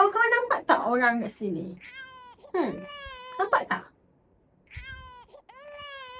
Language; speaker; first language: Malay; native; Malay